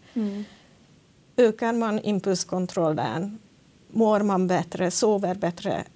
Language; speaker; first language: Swedish; non-native, fluent; Hungarian